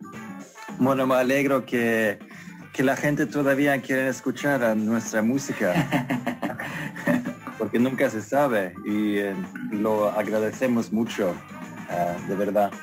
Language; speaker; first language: Spanish; non-native, fluent; Swedish